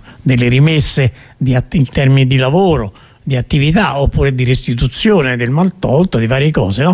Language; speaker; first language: Italian; native; Italian